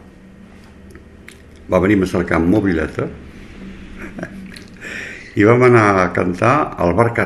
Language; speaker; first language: Catalan; native; Catalan